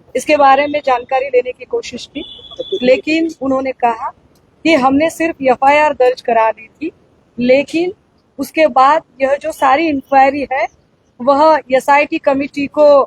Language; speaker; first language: Hindi; non-native, local second language; Marathi